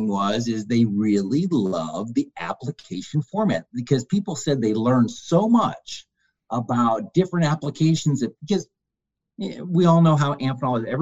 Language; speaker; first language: English; native; English